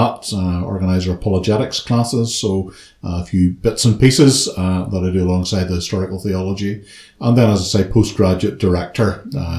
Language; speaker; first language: English; native; English